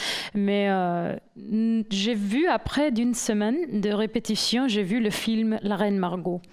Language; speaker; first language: French; non-native, fluent; English